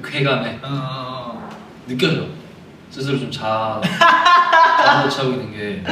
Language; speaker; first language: Korean; native; Korean